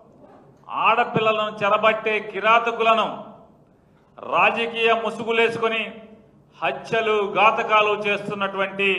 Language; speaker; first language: Telugu; native; Telugu